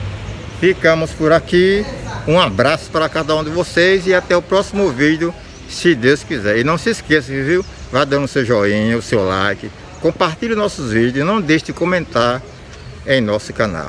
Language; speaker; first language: Portuguese; native; Portuguese